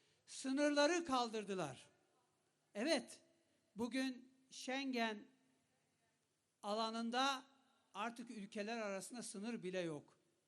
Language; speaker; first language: Turkish; non-native, local second language; Kurdish